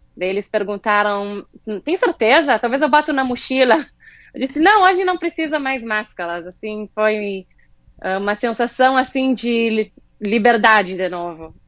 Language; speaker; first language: Portuguese; early bilingual, heritage; Portuguese